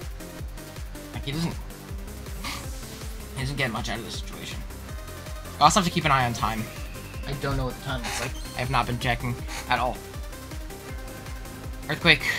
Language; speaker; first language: English; native; English